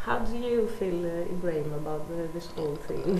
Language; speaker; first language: English; non-native, fluent; Greek